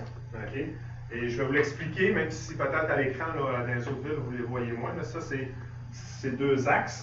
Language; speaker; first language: French; native; French